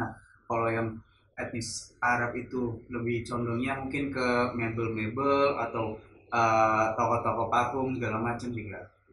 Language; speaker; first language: Indonesian; non-native, local second language; Javanese